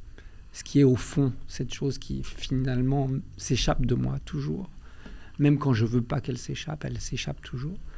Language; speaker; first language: French; early bilingual, other home language; Albanian